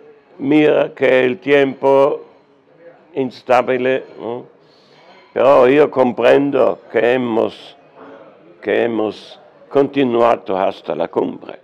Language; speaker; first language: Spanish; non-native, learner; German